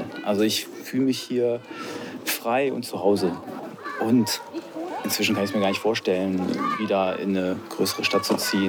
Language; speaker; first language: German; native; German